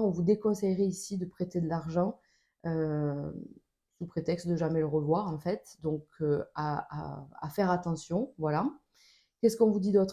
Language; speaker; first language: French; native; French